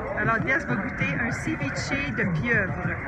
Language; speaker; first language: French; native; French